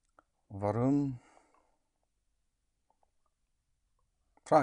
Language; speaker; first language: German; non-native, learner; English